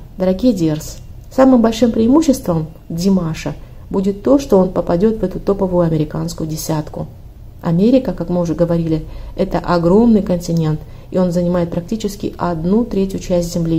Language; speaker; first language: Russian; native; Russian